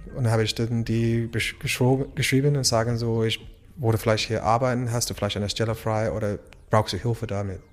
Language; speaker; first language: German; non-native, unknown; English